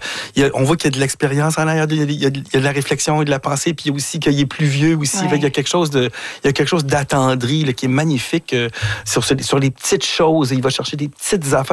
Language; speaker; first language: French; native; French